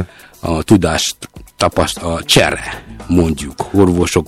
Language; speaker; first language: Hungarian; non-native, fluent; Malagasy